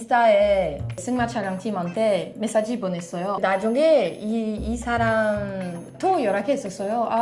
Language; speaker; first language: Korean; non-native, learner; French